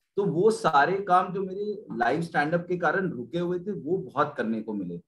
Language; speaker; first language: Hindi; native; Hindi